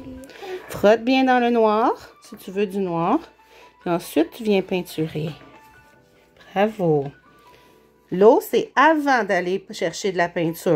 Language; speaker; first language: French; native; French